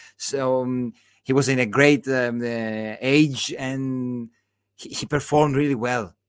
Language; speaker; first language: English; non-native, fluent; Greek